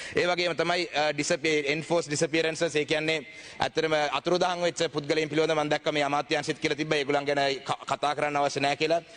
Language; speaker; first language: Sinhala; non-native, local second language; Tamil